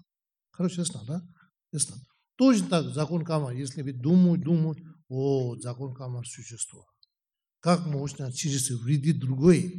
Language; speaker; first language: Russian; non-native, learner; Tibetan